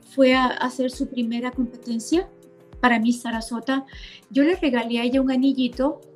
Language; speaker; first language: Spanish; native; Spanish